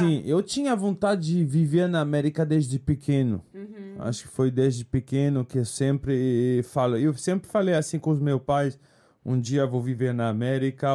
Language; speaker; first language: Portuguese; non-native, fluent; French